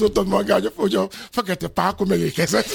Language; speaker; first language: Hungarian; non-native, fluent; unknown